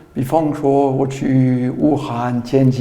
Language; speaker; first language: Chinese; non-native, learner; French